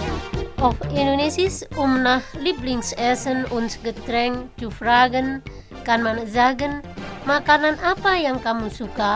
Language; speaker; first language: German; non-native, fluent; Indonesian